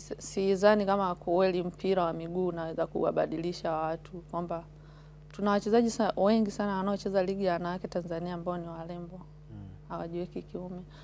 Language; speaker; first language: Swahili; native; Swahili